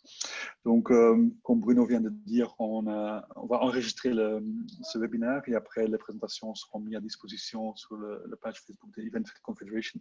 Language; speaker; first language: French; non-native, local second language; Dutch